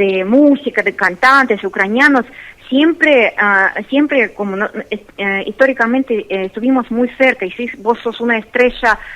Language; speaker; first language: Spanish; non-native, fluent; Russian